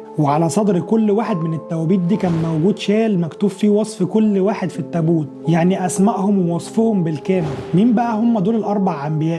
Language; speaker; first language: Arabic; native; Arabic